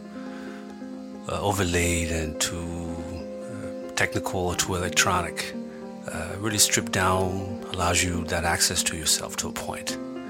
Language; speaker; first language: English; non-native, local second language; Bini